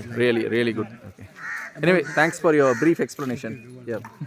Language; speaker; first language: English; non-native, local second language; Tamil